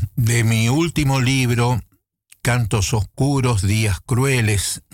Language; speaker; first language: Spanish; native; Spanish